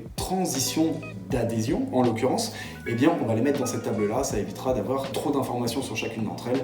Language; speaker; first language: French; native; French